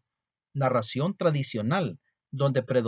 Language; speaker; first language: Spanish; native; Spanish